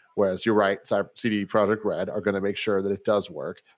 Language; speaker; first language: English; native; English